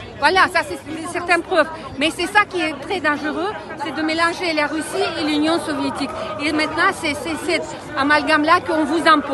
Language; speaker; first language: French; non-native, fluent; Russian